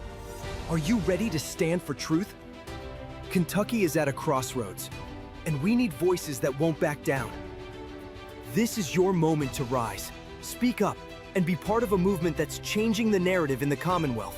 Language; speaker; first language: English; native; English